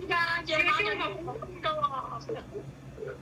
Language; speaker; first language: Chinese; non-native, learner; Indonesian